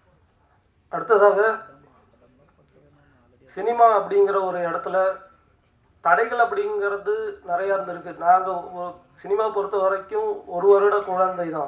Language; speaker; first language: Tamil; native; Tamil